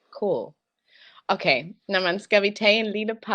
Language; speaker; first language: Danish; non-native, learner; English